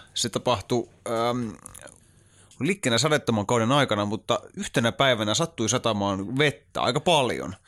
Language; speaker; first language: Finnish; native; Finnish